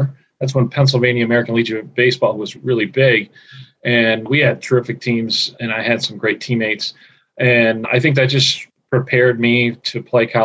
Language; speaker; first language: English; native; English